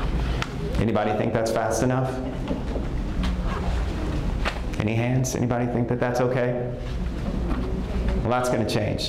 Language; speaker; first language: English; native; English